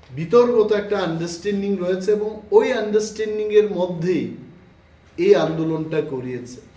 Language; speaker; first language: Bangla; non-native, local second language; Kok Borok